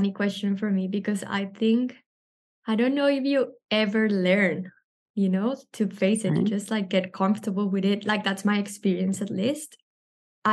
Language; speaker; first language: English; non-native, fluent; Spanish